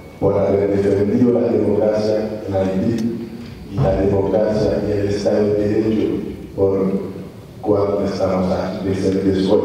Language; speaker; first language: Spanish; non-native, fluent; French